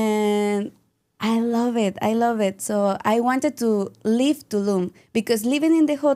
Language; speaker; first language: English; non-native, learner; Spanish